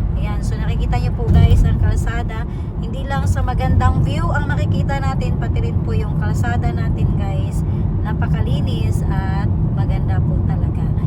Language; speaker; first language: Filipino; non-native, local second language; Cebuano